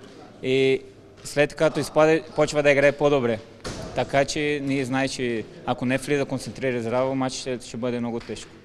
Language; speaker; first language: Bulgarian; non-native, learner; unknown